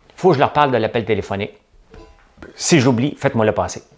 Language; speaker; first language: French; native; French